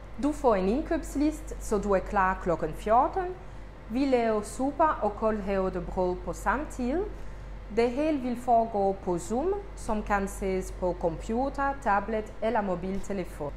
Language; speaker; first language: Danish; non-native, fluent; French